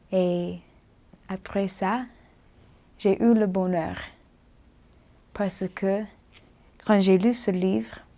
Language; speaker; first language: French; non-native, learner; English